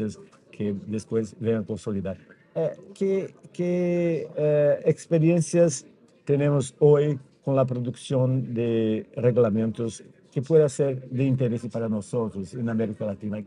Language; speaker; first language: Spanish; non-native, fluent; Portuguese